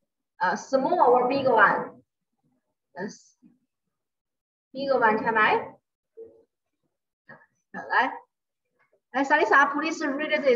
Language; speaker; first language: English; non-native, learner; Chinese